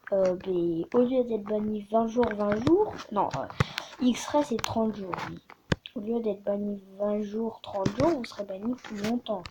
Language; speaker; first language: French; native; French